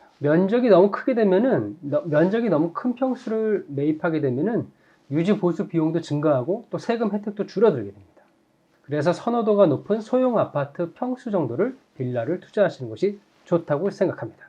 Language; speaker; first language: Korean; native; Korean